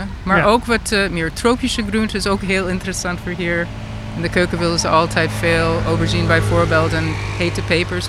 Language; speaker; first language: Dutch; non-native, fluent; English